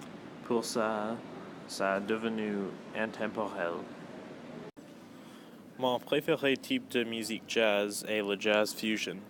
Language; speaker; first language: French; non-native, local second language; English